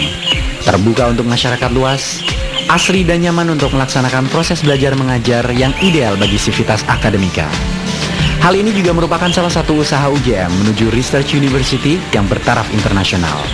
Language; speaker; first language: Indonesian; native; Indonesian